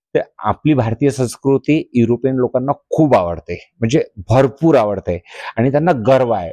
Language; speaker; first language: Marathi; native; Marathi